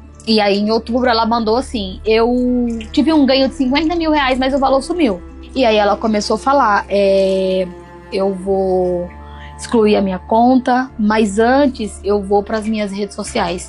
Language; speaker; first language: Portuguese; native; Portuguese